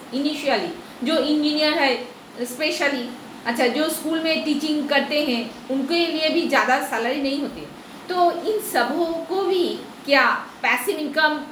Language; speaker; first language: Hindi; non-native, local second language; Bangla